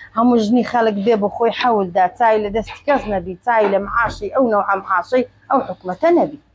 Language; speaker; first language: Central Kurdish; native; Central Kurdish